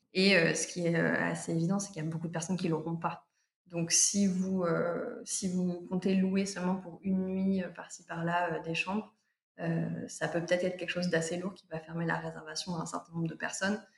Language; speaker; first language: French; native; French